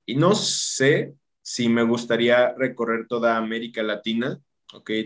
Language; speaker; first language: Spanish; native; Spanish